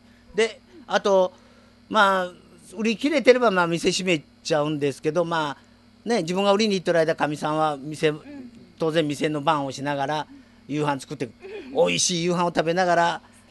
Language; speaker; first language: Japanese; native; Japanese